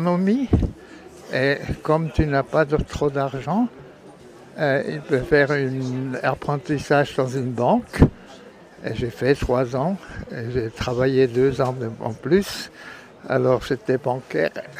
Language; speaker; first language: French; non-native, local second language; German